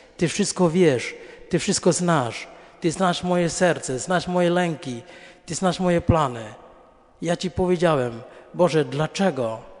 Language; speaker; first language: Polish; non-native, fluent; Indonesian